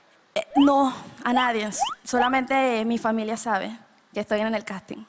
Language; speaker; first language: Spanish; native; Spanish